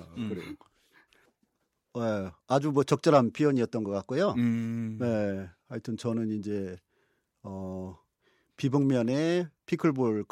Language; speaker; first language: Korean; native; Korean